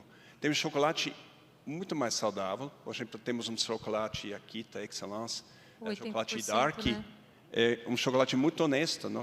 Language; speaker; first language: Portuguese; non-native, fluent; Swiss German